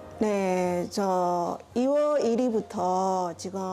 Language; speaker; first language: Korean; non-native, learner; Burmese